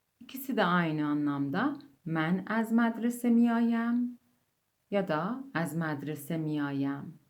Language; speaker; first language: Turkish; non-native, fluent; Persian